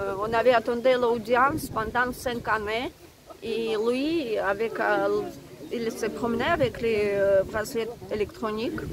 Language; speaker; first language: French; non-native, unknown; Russian